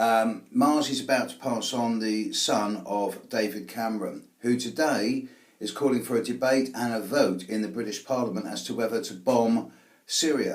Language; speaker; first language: English; native; English